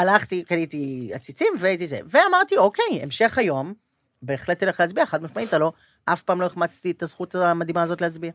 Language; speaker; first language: Hebrew; native; Hebrew